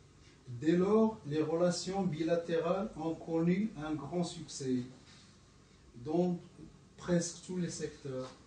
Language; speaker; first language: French; non-native, local second language; Arabic